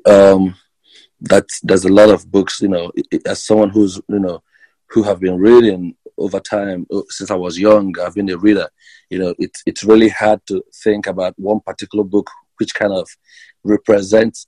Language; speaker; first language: English; non-native, local second language; Igbo